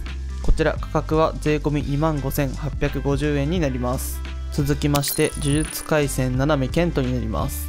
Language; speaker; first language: Japanese; native; Japanese